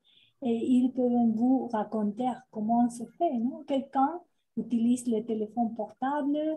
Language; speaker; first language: French; non-native, fluent; Spanish